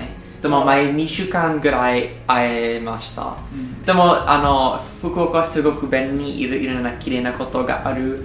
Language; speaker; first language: Japanese; non-native, learner; English